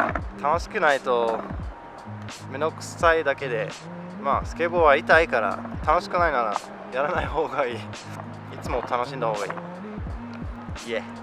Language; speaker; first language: Japanese; non-native, fluent; English